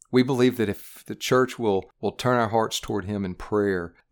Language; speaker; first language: English; native; English